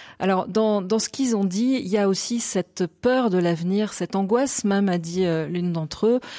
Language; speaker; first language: French; native; French